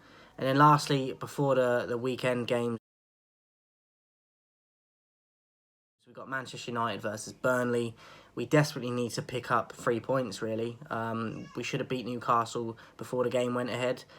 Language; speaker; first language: English; native; English